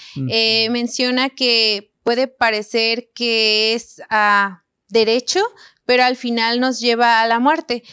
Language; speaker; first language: Spanish; native; Spanish